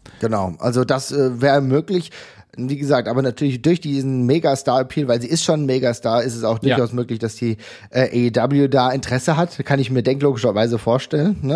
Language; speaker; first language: German; native; German